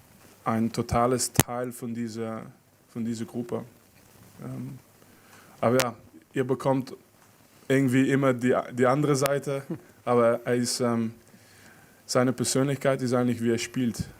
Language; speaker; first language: German; non-native, fluent; French